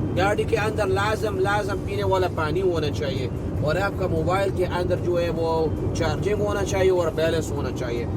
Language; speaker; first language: Urdu; non-native, local second language; Pashto